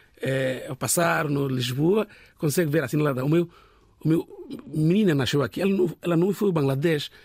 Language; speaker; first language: Portuguese; non-native, learner; Bangla